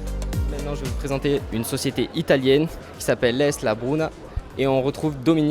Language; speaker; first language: French; native; French